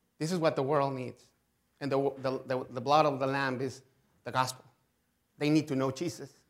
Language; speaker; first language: English; non-native, fluent; Spanish